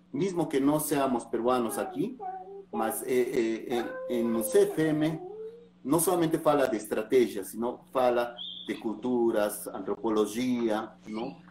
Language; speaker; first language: Portuguese; non-native, learner; Spanish